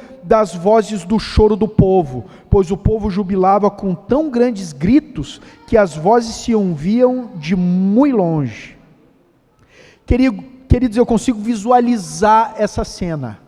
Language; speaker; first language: Portuguese; native; Portuguese